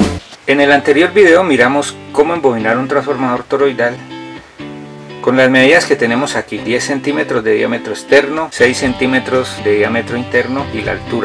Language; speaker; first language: Spanish; native; Spanish